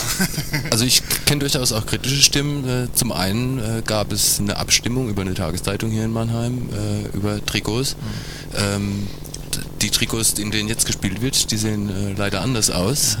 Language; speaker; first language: German; native; German